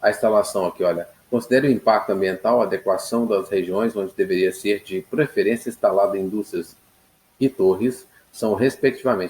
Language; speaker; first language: Portuguese; native; Portuguese